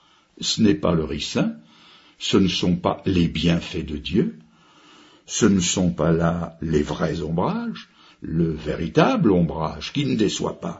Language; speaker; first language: French; native; French